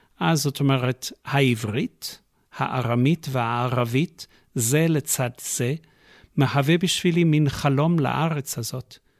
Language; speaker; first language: Hebrew; non-native, fluent; English